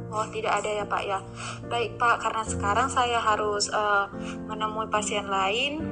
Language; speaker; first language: Indonesian; native; Indonesian